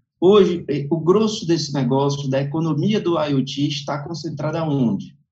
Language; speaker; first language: Portuguese; native; Portuguese